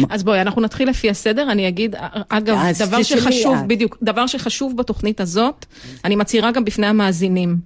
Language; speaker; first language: Hebrew; native; Hebrew